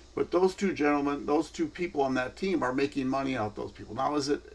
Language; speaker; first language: English; native; English